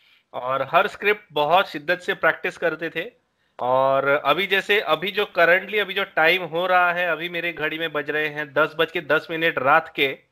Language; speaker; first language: Hindi; native; Hindi